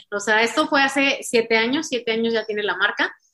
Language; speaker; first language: Spanish; native; Spanish